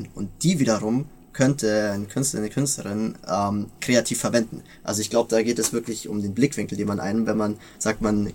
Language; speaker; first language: German; native; German